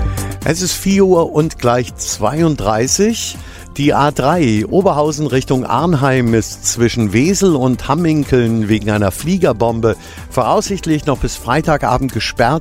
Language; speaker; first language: German; native; German